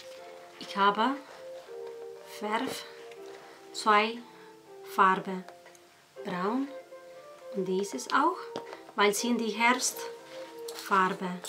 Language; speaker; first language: German; non-native, learner; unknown